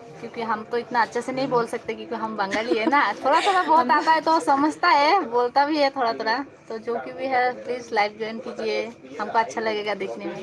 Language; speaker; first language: Hindi; non-native, local second language; Bangla